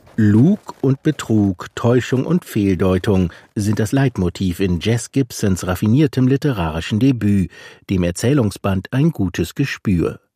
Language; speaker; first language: German; native; German